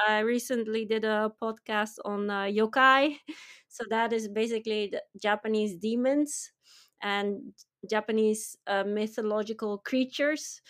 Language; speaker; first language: English; non-native, fluent; Dutch